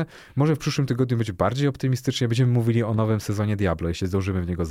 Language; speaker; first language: Polish; native; Polish